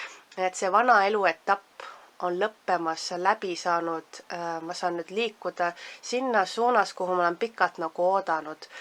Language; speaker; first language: Estonian; native; Estonian